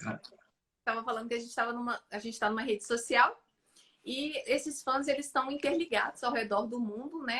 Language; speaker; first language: Portuguese; native; Portuguese